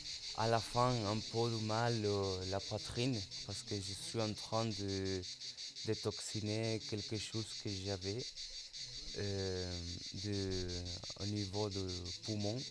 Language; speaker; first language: French; non-native, learner; Spanish